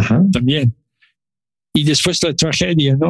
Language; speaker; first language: Spanish; non-native, learner; English